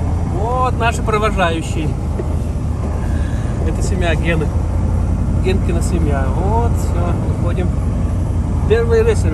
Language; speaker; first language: Russian; native; Russian